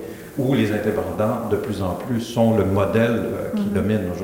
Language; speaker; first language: French; native; French